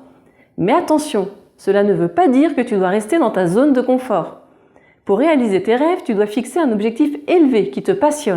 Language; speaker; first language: French; native; French